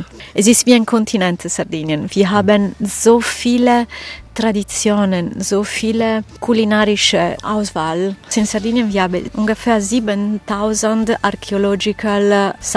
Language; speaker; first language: German; non-native, fluent; Italian